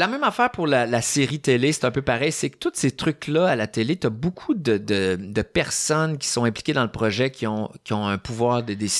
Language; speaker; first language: French; native; French